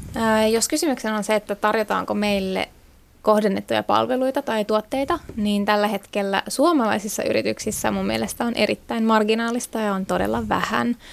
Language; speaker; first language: Finnish; native; Finnish